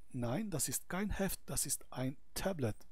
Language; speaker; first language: German; non-native, fluent; Albanian